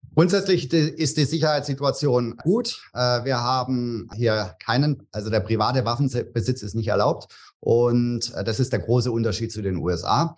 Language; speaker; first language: German; native; German